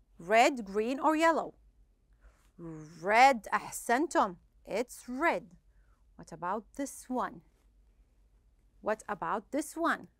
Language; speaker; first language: English; non-native, fluent; Arabic